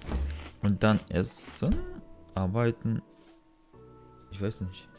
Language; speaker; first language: German; non-native, learner; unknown